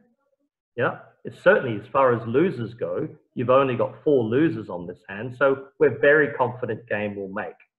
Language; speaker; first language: English; native; English